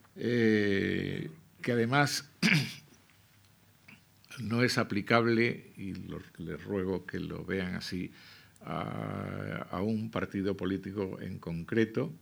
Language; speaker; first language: Spanish; native; Spanish